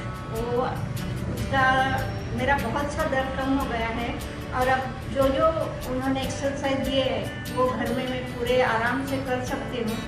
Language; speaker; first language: Hindi; non-native, local second language; Marathi